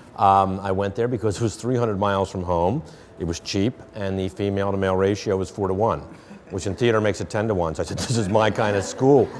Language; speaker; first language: English; native; English